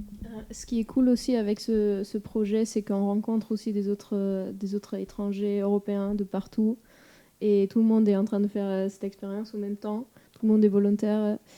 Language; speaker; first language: French; non-native, fluent; German